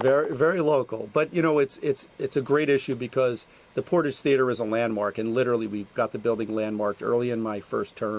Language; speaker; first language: English; native; English